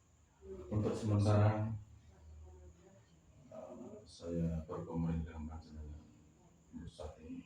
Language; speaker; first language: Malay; non-native, local second language; Javanese